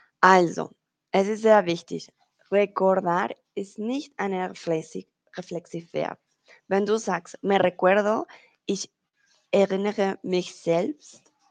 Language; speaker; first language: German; non-native, fluent; Spanish